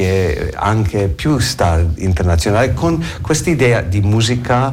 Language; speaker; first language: Italian; non-native, learner; English